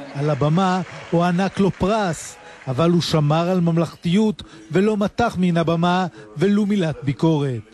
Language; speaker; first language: Hebrew; native; Hebrew